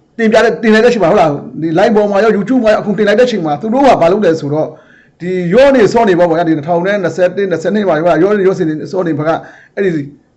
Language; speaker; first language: Burmese; native; Burmese